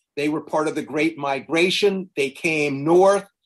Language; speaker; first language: English; native; English